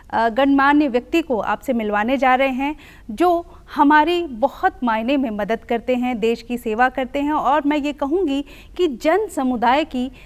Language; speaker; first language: Hindi; native; Hindi